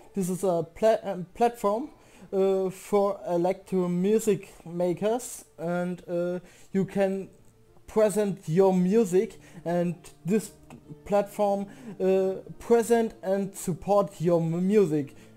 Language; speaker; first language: English; non-native, learner; German